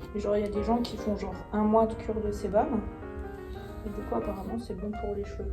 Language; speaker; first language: French; native; French